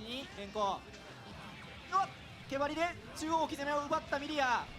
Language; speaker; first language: Japanese; native; Japanese